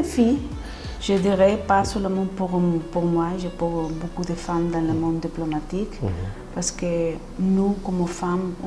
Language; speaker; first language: French; non-native, fluent; Spanish